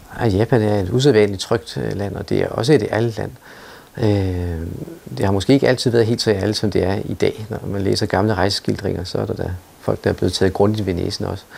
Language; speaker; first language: Danish; native; Danish